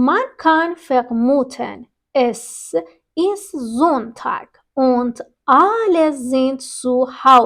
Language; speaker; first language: German; non-native, fluent; Persian